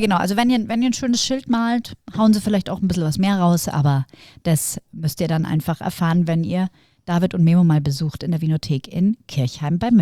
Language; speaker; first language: German; native; German